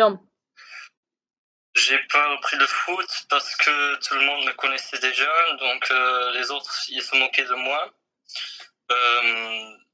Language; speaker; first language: French; non-native, fluent; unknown